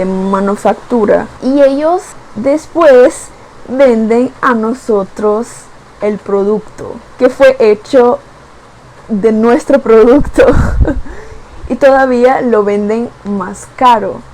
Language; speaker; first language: Spanish; non-native, fluent; Portuguese